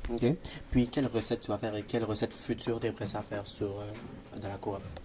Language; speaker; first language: French; native; French